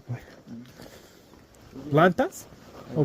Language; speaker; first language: Spanish; non-native, learner; English